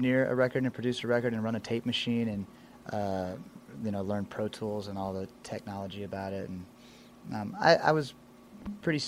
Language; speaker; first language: English; native; English